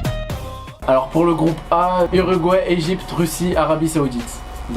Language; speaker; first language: French; native; French